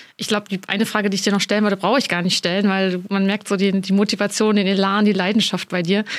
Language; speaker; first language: German; native; German